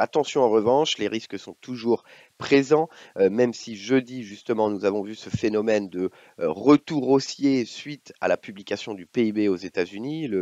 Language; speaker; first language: French; native; French